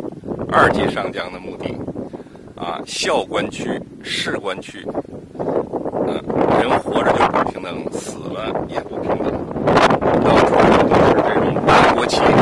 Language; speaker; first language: Chinese; native; Chinese